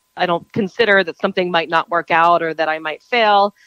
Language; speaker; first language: English; native; English